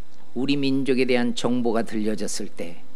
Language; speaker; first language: Korean; native; Korean